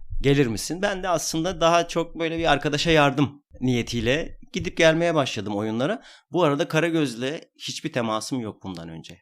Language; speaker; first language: Turkish; non-native, local second language; Kurdish